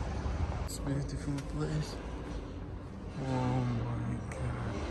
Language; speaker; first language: English; non-native, local second language; Bangla